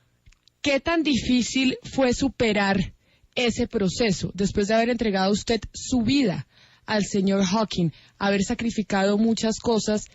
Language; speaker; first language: Spanish; native; Spanish